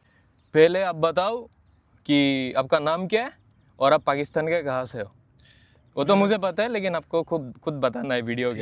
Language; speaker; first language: Hindi; non-native, fluent; Bangla